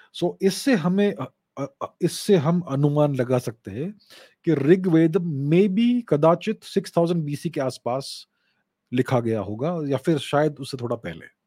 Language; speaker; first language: Hindi; non-native, local second language; Gujarati